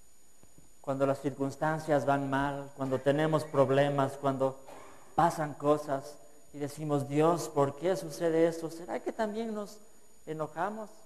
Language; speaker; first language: Spanish; native; Spanish